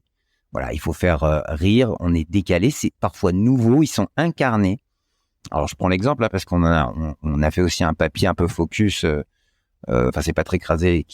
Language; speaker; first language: French; native; French